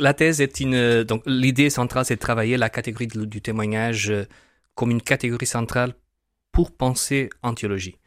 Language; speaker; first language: French; non-native, fluent; Portuguese